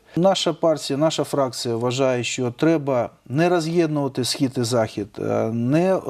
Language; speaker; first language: Ukrainian; non-native, local second language; Russian